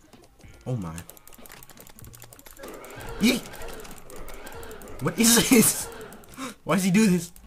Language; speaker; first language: English; native; English